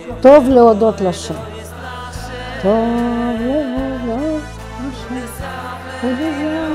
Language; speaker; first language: Hebrew; non-native, fluent; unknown